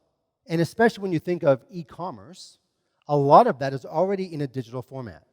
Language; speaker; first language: English; native; English